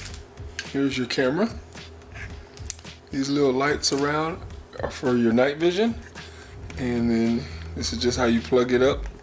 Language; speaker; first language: English; native; English